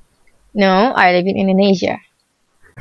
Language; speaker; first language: English; non-native, learner; Indonesian